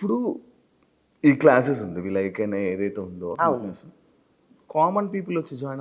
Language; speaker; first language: Telugu; native; Telugu